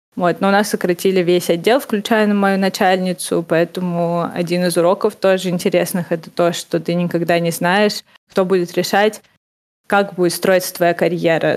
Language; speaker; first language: Russian; native; Russian